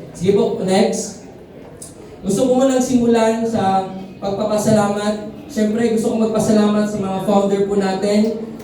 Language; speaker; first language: Filipino; non-native, local second language; Cebuano